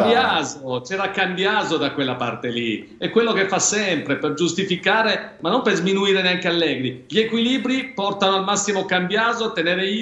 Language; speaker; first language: Italian; native; Italian